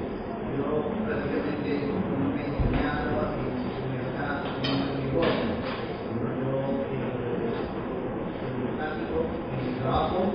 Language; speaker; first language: Spanish; non-native, learner; Chinese